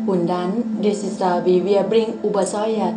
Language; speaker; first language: German; non-native, learner; Thai